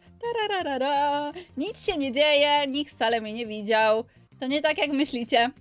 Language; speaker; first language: Polish; native; Polish